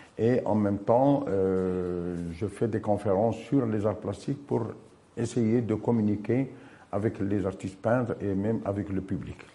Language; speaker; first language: French; non-native, local second language; Arabic